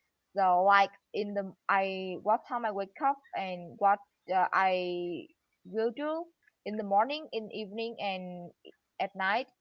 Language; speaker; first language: English; non-native, learner; Vietnamese